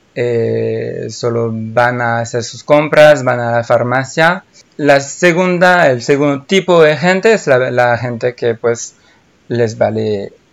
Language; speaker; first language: Spanish; non-native, fluent; French